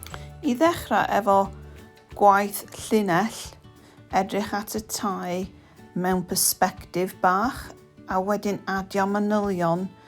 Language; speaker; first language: Welsh; non-native, learner; English